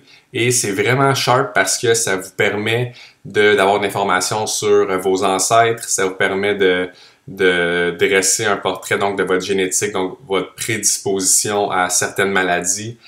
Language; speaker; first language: French; native; French